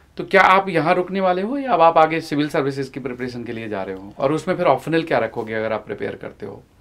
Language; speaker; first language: Hindi; native; Hindi